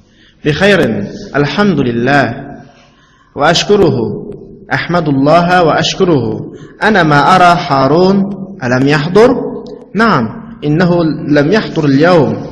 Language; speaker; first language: Arabic; non-native, fluent; Uzbek